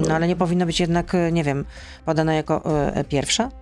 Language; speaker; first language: Polish; native; Polish